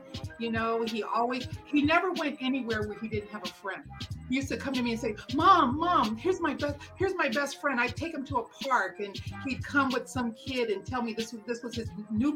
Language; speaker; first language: English; native; English